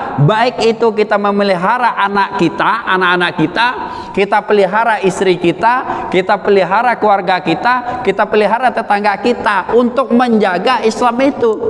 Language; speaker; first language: Indonesian; non-native, local second language; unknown